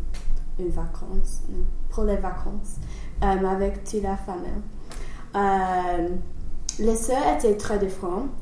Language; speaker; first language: French; non-native, learner; English